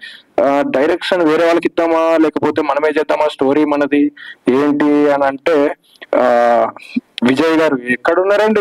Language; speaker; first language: Telugu; native; Telugu